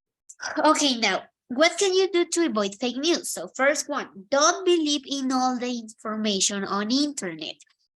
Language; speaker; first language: English; non-native, fluent; Spanish